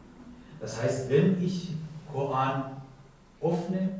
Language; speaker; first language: German; non-native, learner; Persian